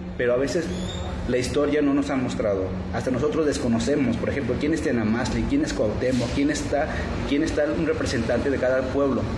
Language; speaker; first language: Spanish; non-native, local second language; Nahuatl languages